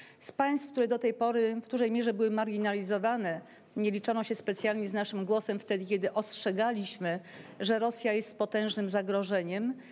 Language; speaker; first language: Polish; native; Polish